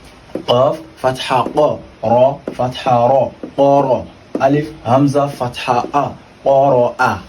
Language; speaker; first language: Arabic; non-native, fluent; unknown